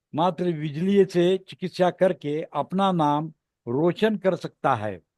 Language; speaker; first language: Hindi; non-native, local second language; Marathi